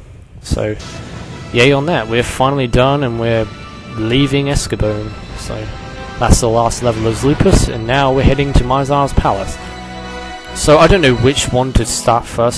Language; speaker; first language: English; native; English